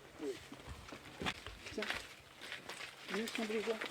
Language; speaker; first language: French; native; French